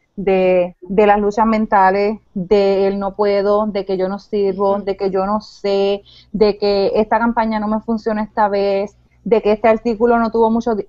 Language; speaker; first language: Spanish; native; Spanish